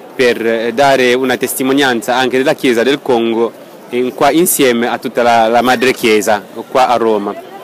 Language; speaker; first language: Italian; non-native, fluent; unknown